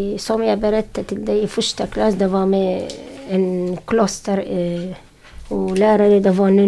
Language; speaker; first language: Swedish; non-native, learner; Syriac